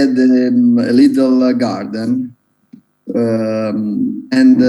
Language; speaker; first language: English; non-native, learner; Italian